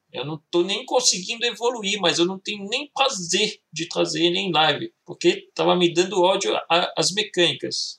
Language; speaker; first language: Portuguese; early bilingual, heritage; Portuguese